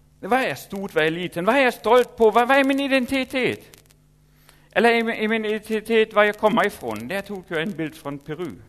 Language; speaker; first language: Swedish; non-native, fluent; German